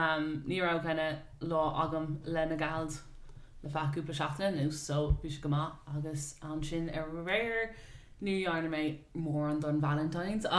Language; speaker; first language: Irish; non-native, local second language; English